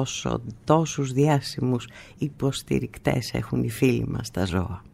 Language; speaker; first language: Greek; native; Greek